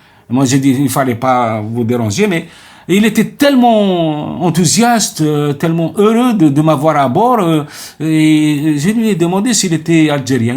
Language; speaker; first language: French; non-native, local second language; Arabic